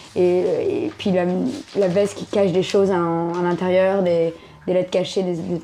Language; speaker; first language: French; native; French